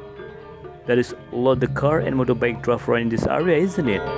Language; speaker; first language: English; non-native, local second language; Indonesian